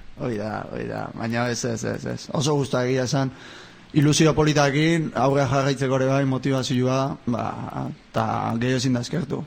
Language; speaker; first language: Basque; native; Basque